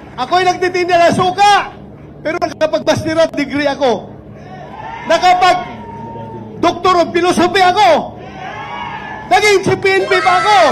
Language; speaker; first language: Filipino; non-native, local second language; Cebuano